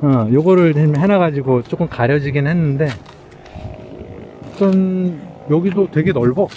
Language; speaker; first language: Korean; native; Korean